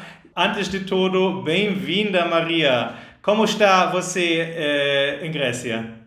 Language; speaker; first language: Portuguese; non-native, fluent; German